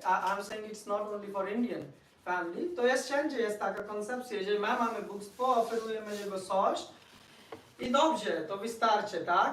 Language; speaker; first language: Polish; non-native, learner; Hindi